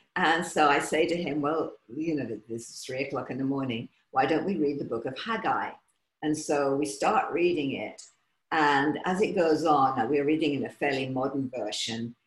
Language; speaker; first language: English; native; English